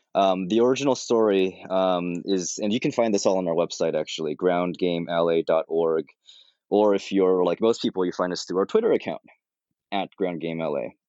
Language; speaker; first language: English; native; English